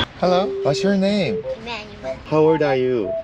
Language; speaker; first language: English; non-native, learner; Korean